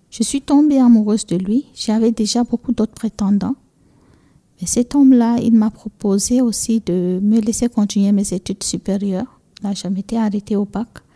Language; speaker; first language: French; non-native, local second language; Fula